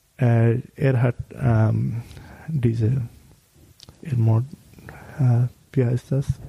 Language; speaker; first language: German; non-native, learner; Bangla